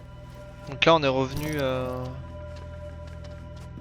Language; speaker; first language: French; native; French